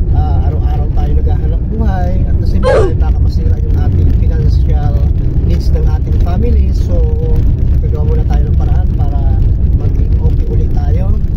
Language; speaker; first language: Filipino; non-native, local second language; Bikol